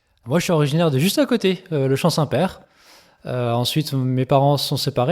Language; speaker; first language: French; native; French